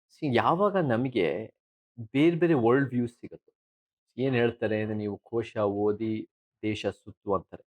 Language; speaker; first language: Kannada; early bilingual, heritage; Kannada